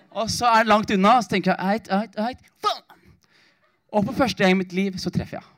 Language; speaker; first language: Norwegian; early bilingual, other home language; Somali